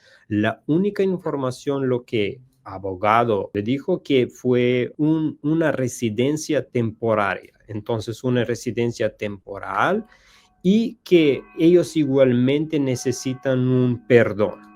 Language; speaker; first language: Spanish; non-native, learner; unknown